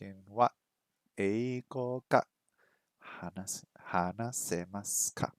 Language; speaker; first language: Japanese; non-native, learner; English